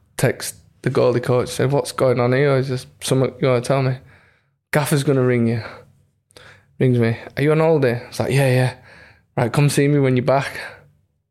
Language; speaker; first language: English; native; English